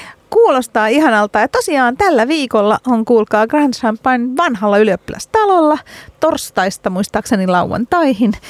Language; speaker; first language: Finnish; native; Finnish